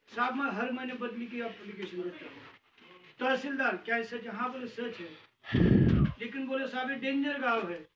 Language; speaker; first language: Hindi; non-native, local second language; Marathi